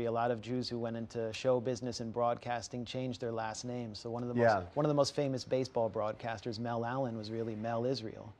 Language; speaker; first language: English; native; English